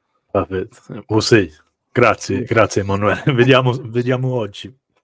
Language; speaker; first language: Italian; non-native, learner; English